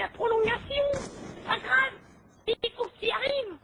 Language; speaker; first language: French; native; French